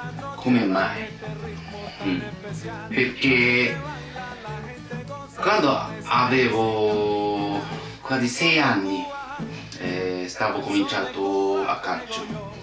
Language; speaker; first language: Italian; non-native, learner; Japanese